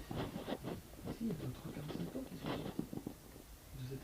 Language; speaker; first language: French; native; French